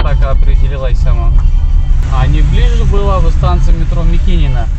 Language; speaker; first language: Russian; non-native, local second language; Kyrgyz